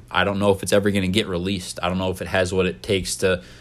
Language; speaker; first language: English; native; English